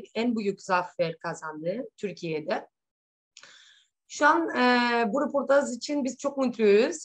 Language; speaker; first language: Turkish; non-native, learner; Greek